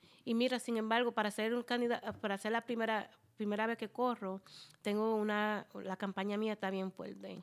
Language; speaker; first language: Spanish; early bilingual, heritage; Spanish